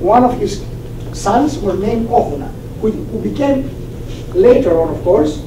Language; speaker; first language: English; non-native, fluent; Greek